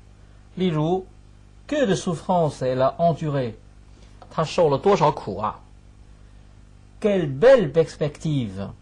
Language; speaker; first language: French; non-native, fluent; Chinese